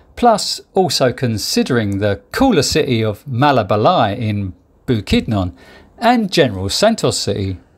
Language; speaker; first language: English; native; English